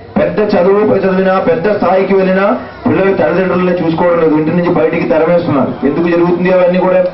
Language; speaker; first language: Telugu; non-native, fluent; Malayalam